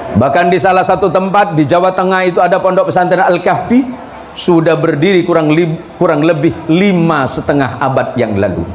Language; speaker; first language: Indonesian; non-native, local second language; Madurese